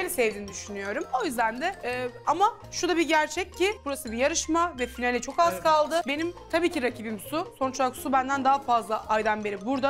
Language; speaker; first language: Turkish; native; Turkish